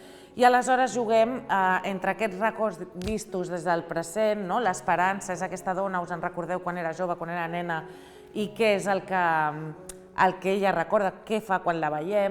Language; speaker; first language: Catalan; native; Catalan